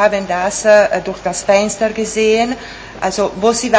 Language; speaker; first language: German; non-native, fluent; Italian